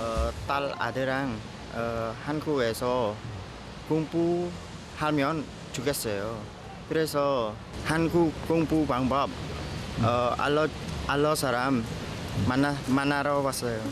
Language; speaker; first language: Korean; non-native, learner; Khmer